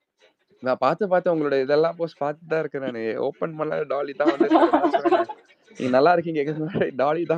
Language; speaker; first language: Tamil; native; Tamil